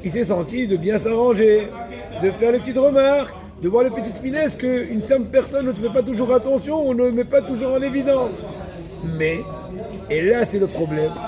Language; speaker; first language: French; native; French